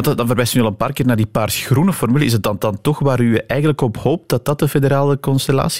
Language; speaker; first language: Dutch; native; Dutch